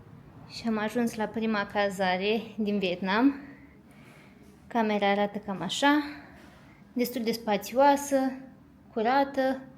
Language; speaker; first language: Romanian; native; Romanian